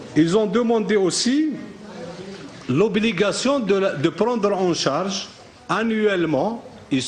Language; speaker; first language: French; non-native, local second language; Arabic